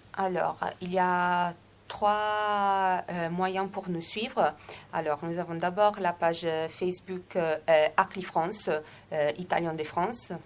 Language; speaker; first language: French; non-native, fluent; Italian